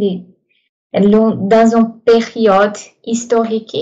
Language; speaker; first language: French; non-native, learner; Portuguese